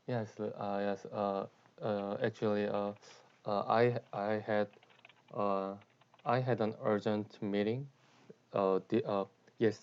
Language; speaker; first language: English; non-native, learner; Korean